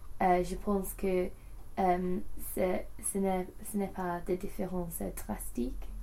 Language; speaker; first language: French; non-native, learner; English